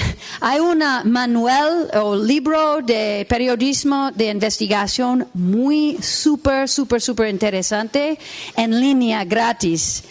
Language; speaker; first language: Spanish; non-native, fluent; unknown